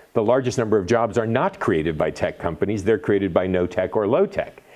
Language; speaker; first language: English; native; English